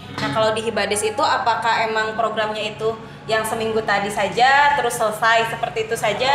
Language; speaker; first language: Indonesian; native; Indonesian